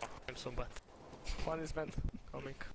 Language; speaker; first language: English; non-native, learner; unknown